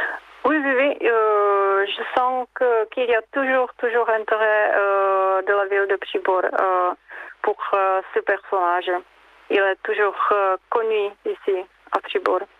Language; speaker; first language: French; non-native, fluent; Czech